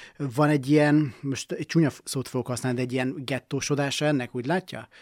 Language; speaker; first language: Hungarian; native; Hungarian